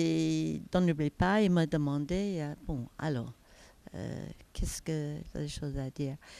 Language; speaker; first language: French; non-native, fluent; English